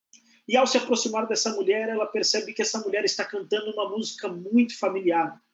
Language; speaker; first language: Portuguese; native; Portuguese